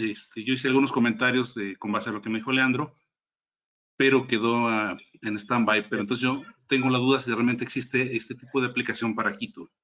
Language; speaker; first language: Spanish; native; Spanish